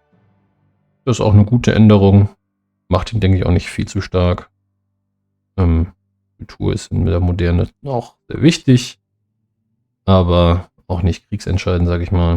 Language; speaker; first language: German; native; German